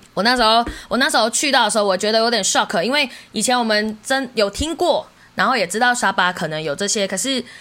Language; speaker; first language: Chinese; native; Chinese